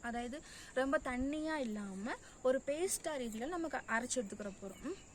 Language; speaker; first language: Tamil; non-native, local second language; Malayalam